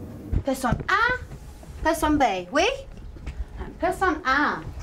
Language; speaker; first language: French; non-native, learner; English